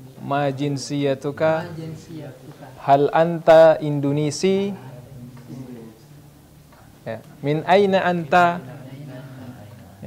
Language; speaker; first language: Arabic; non-native, fluent; Indonesian